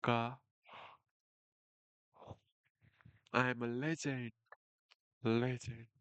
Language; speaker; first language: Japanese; non-native, learner; Nepali